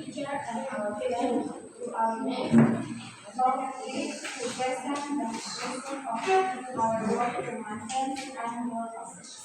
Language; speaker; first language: English; non-native, learner; Indonesian